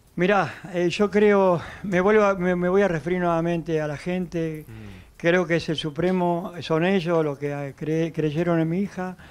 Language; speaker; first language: Spanish; native; Spanish